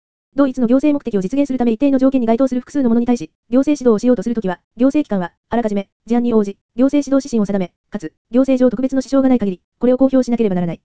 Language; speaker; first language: Japanese; native; Japanese